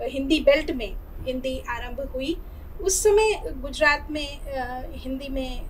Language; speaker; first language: Hindi; native; Hindi